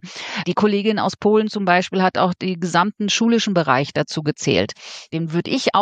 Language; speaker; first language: German; native; German